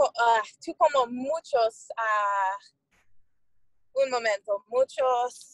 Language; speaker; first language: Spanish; non-native, learner; English